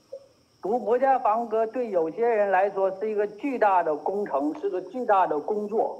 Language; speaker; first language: Chinese; native; Chinese